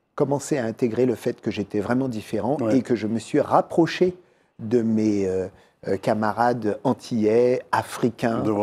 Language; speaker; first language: French; native; French